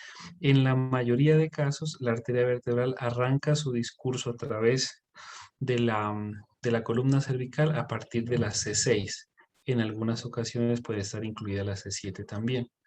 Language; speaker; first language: Spanish; native; Spanish